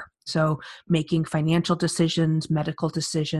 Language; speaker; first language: English; native; English